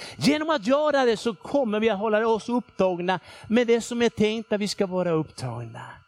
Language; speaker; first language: Swedish; non-native, fluent; Spanish